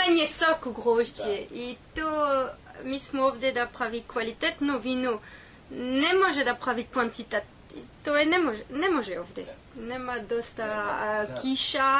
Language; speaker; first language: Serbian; non-native, learner; French